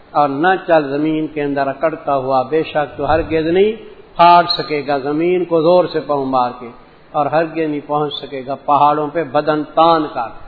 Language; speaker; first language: Urdu; non-native, local second language; Punjabi